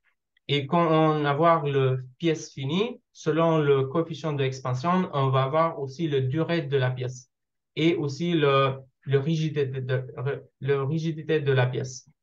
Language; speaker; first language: French; non-native, learner; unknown